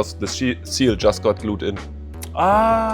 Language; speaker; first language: English; non-native, fluent; German